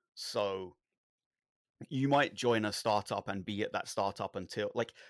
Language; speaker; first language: English; native; English